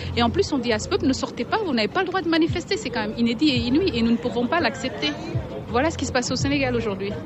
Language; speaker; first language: French; non-native, local second language; Wolof